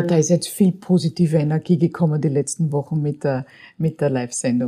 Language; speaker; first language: German; native; German